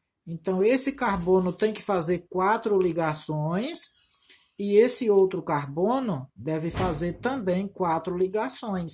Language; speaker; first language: Portuguese; native; Portuguese